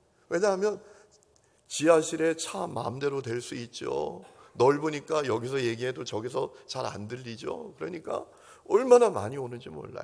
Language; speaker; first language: Korean; native; Korean